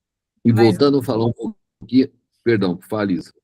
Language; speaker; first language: Portuguese; native; Portuguese